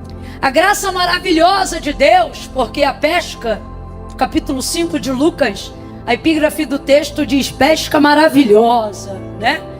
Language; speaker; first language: Portuguese; native; Portuguese